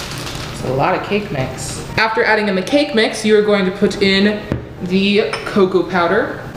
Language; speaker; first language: English; native; English